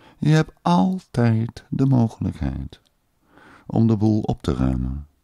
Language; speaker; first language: Dutch; native; Dutch